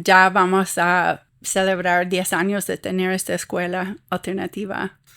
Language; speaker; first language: Spanish; non-native, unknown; English